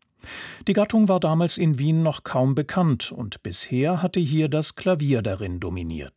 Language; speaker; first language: German; native; German